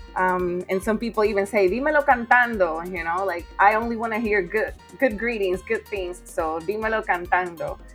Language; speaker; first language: English; non-native, fluent; Spanish